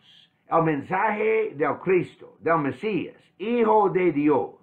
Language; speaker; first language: Spanish; non-native, fluent; English